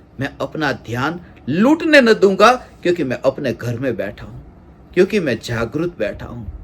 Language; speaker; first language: Hindi; non-native, local second language; Gujarati